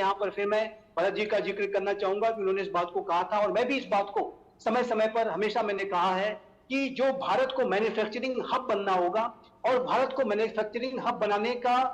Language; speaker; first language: Hindi; native; Hindi